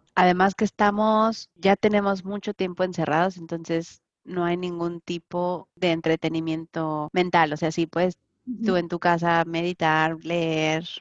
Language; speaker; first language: Spanish; native; Spanish